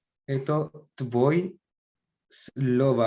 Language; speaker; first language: Russian; non-native, learner; Spanish